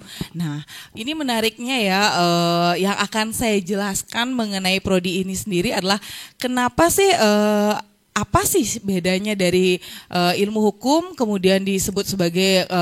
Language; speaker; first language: Indonesian; native; Indonesian